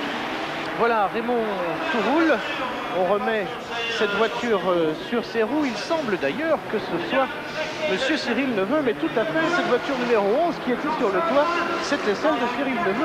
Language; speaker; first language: French; native; French